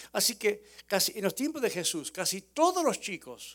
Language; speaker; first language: Spanish; native; Spanish